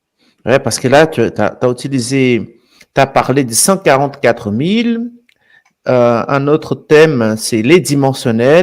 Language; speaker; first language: French; non-native, fluent; Portuguese